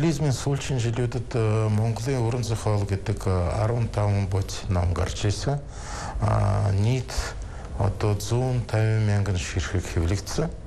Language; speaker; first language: Mongolian; non-native, fluent; Russian